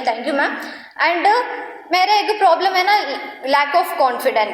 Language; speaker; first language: Hindi; non-native, local second language; Malayalam